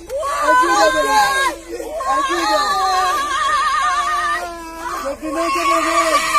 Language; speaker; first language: Portuguese; non-native, learner; Haitian Creole